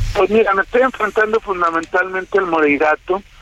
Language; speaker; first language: Spanish; native; Spanish